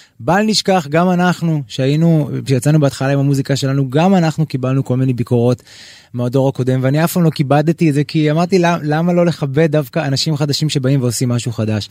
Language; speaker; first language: Hebrew; native; Hebrew